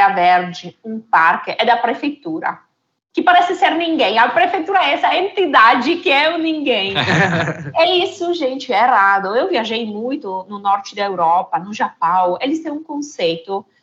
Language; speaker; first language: Portuguese; non-native, fluent; Italian